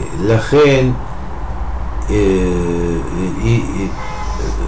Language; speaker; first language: Hebrew; non-native, fluent; French